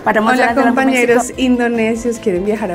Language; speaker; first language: Spanish; native; Spanish